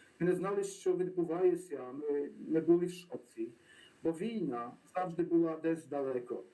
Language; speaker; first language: Ukrainian; non-native, learner; Polish